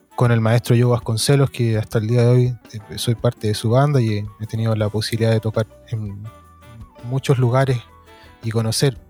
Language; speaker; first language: Spanish; native; Spanish